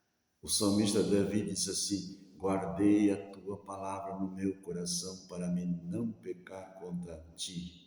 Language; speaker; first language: Portuguese; native; Portuguese